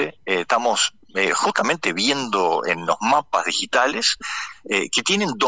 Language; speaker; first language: Spanish; native; Spanish